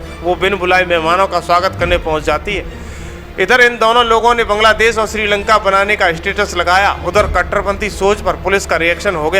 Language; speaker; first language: Hindi; native; Hindi